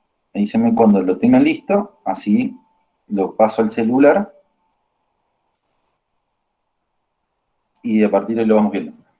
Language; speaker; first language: Spanish; native; Spanish